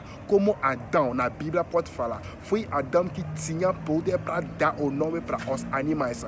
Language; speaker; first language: Portuguese; non-native, fluent; French